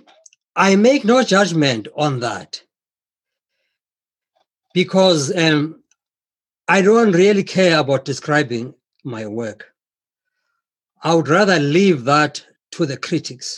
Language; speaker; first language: English; non-native, local second language; Xhosa